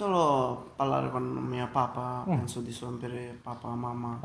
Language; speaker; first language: Italian; non-native, learner; Bangla